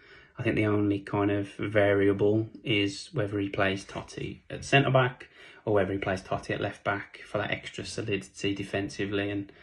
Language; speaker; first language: English; native; English